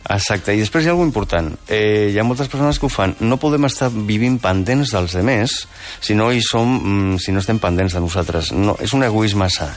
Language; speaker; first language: Catalan; non-native, local second language; Spanish